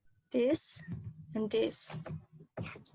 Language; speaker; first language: English; non-native, learner; Indonesian